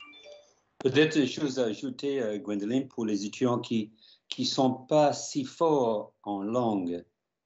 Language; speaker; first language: French; non-native, fluent; English